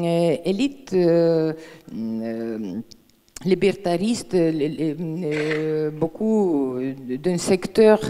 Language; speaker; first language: French; non-native, fluent; Russian